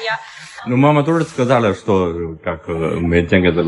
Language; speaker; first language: Russian; non-native, learner; Chinese